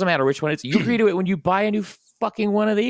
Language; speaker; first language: English; native; English